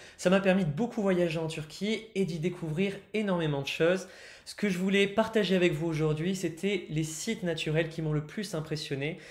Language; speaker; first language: French; native; French